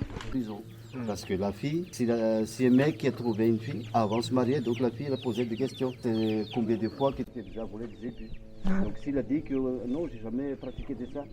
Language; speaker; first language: French; non-native, local second language; Malagasy